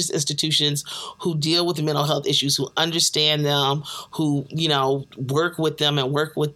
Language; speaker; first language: English; native; English